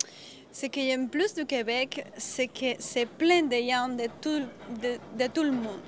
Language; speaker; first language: French; non-native, fluent; Spanish